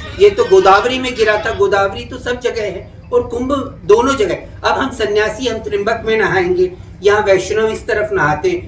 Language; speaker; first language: Hindi; native; Hindi